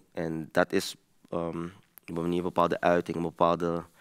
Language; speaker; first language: Dutch; early bilingual, other home language; Papiamento